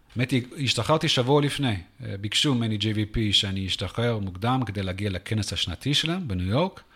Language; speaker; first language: Hebrew; non-native, fluent; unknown